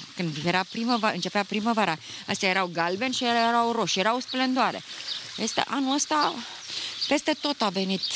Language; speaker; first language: Romanian; native; Romanian